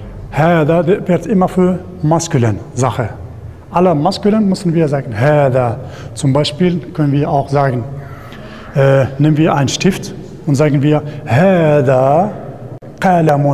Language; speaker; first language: German; non-native, learner; Arabic